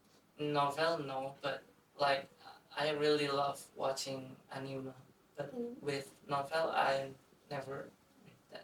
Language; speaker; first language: English; non-native, fluent; Indonesian